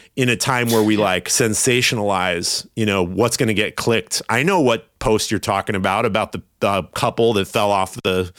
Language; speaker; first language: English; native; English